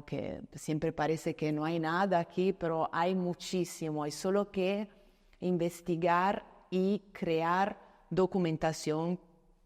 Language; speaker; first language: Spanish; non-native, fluent; Italian